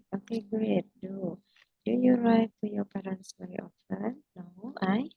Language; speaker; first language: English; non-native, fluent; Indonesian